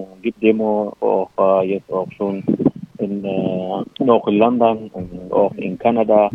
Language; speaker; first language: German; non-native, local second language; Arabic